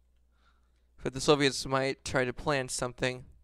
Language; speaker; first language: English; native; English